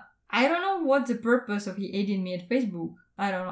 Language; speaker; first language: English; non-native, fluent; Russian